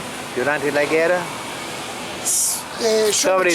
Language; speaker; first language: Spanish; non-native, fluent; French